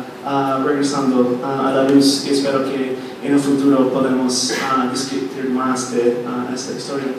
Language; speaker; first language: Spanish; non-native, fluent; English